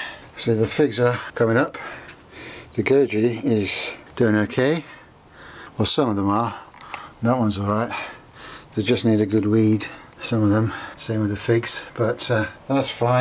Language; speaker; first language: English; native; English